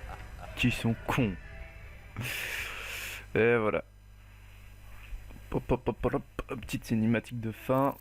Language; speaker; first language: French; native; French